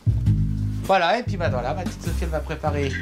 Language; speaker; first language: French; native; French